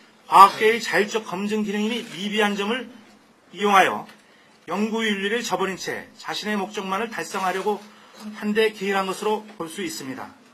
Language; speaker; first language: Korean; native; Korean